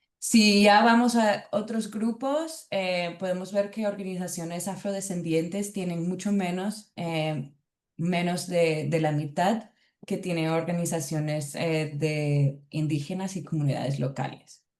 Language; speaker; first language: Spanish; early bilingual, heritage; Spanish